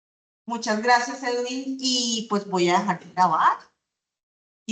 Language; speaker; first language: Spanish; native; Spanish